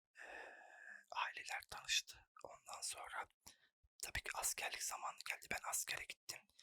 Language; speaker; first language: Turkish; native; Turkish